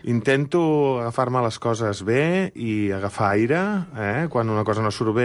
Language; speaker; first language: Catalan; native; Catalan